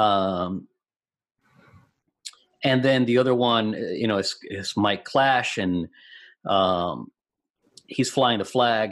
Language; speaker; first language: English; non-native, fluent; Spanish